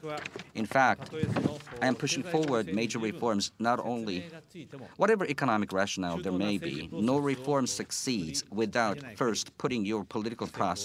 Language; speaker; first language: English; non-native, fluent; Japanese